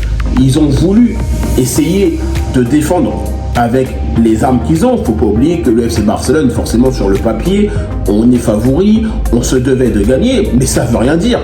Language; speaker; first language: French; native; French